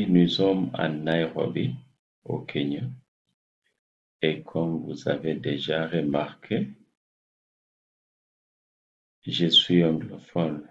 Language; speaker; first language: French; non-native, fluent; English